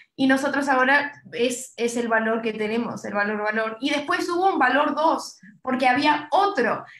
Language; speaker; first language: Spanish; early bilingual, heritage; Spanish